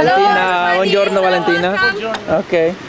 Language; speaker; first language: Italian; non-native, learner; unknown